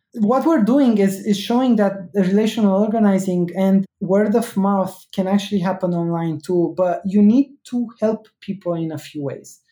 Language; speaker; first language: English; non-native, fluent; Romanian